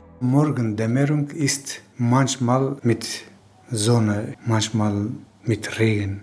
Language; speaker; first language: German; non-native, fluent; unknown